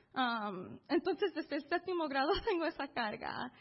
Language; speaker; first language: Spanish; early bilingual, heritage; Spanish